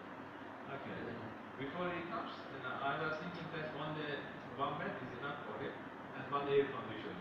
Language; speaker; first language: English; non-native, fluent; Turkish